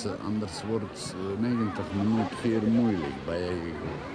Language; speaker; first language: Dutch; non-native, learner; Croatian